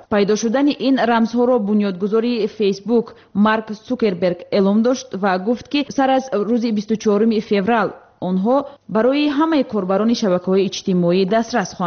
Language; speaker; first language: Tajik; native; Tajik